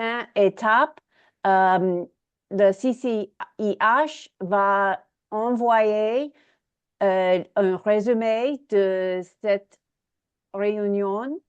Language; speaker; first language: French; non-native, learner; English